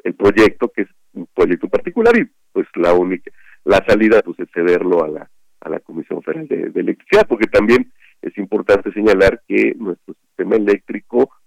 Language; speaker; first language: Spanish; native; Spanish